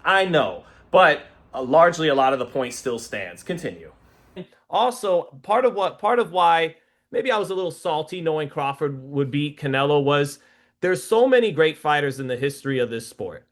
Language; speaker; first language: English; native; English